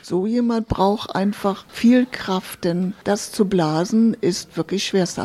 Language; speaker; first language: German; native; German